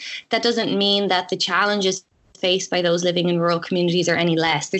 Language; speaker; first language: English; native; English